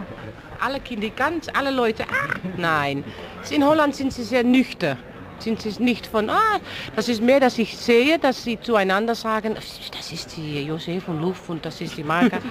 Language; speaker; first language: German; non-native, learner; Dutch